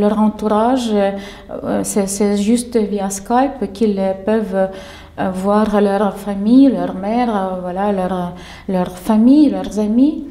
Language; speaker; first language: French; non-native, fluent; Ukrainian